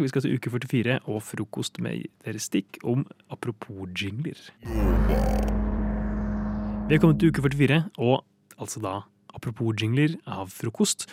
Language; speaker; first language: Norwegian; native; Norwegian